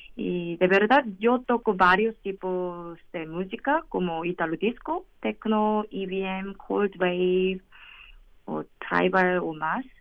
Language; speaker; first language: Spanish; non-native, learner; Korean